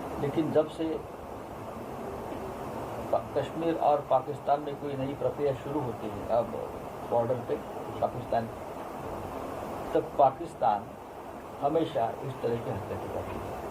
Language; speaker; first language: Hindi; non-native, local second language; Marathi